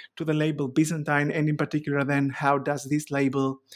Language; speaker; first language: English; non-native, fluent; Greek